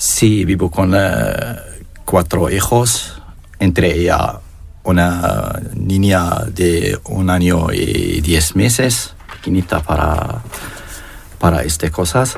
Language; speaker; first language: Spanish; non-native, learner; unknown